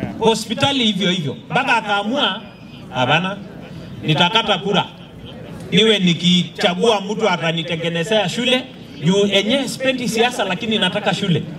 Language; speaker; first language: Swahili; non-native, local second language; Masai